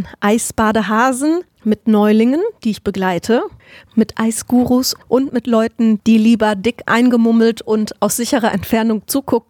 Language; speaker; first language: German; native; German